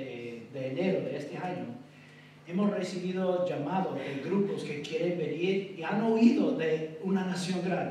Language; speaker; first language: Spanish; non-native, fluent; English